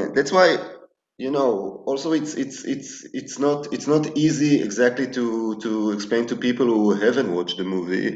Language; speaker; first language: English; non-native, fluent; Hebrew